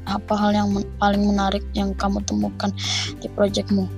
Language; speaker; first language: Indonesian; native; Indonesian